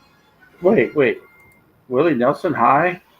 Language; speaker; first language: English; native; English